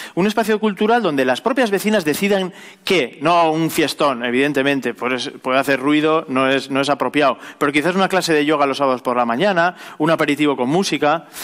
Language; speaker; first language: Spanish; native; Spanish